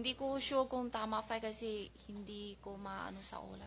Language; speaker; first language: Filipino; non-native, learner; Chinese